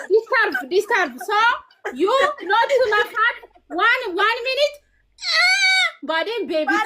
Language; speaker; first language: English; non-native, learner; Amharic